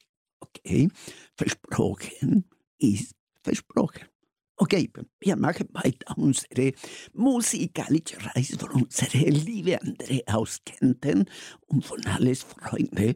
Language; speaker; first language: German; non-native, learner; Spanish